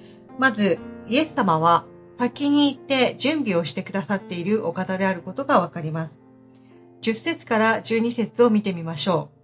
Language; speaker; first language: Japanese; native; Japanese